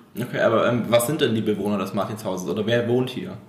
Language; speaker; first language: German; native; German